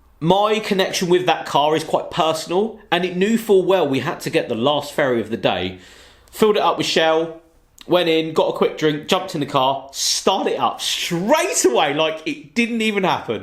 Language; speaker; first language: English; native; English